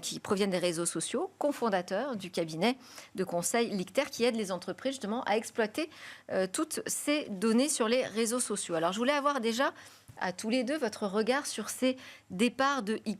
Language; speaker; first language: French; native; French